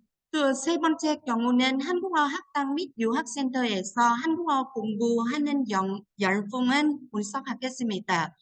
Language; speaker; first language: Korean; non-native, fluent; Vietnamese